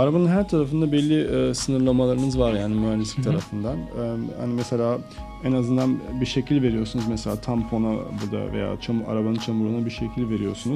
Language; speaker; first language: Turkish; native; Turkish